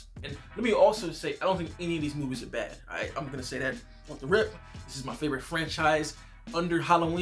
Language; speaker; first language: English; native; English